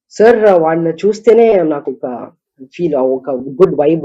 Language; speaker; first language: Telugu; non-native, learner; Kannada